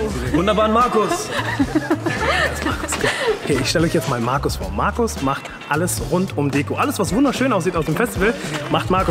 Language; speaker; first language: German; native; German